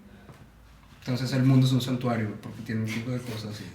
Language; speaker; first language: Spanish; native; Spanish